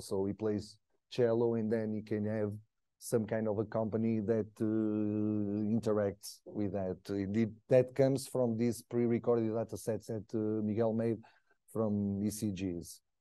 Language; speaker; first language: English; non-native, fluent; Portuguese